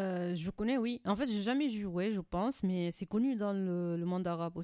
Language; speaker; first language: French; non-native, fluent; Arabic